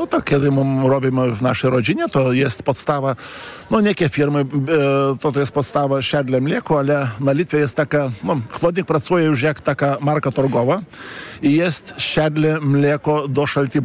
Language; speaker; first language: Polish; non-native, fluent; Lithuanian